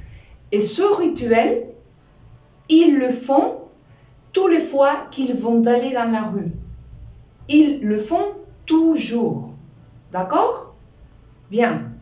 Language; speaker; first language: French; non-native, fluent; Spanish